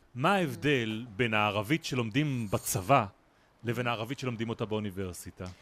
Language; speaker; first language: Hebrew; native; Hebrew